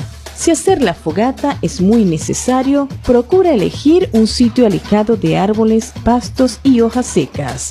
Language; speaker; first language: Spanish; native; Spanish